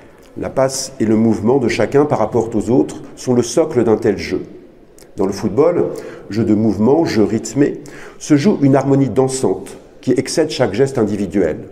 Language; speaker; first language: French; native; French